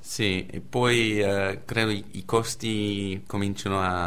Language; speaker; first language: Italian; non-native, fluent; English